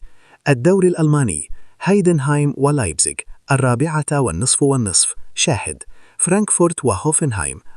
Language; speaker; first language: Arabic; native; Arabic